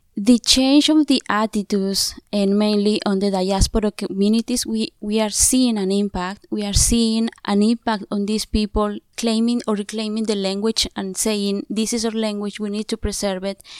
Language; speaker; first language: English; non-native, fluent; Zapotec